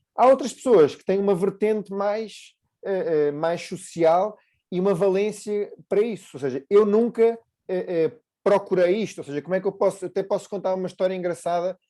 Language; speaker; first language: Portuguese; native; Portuguese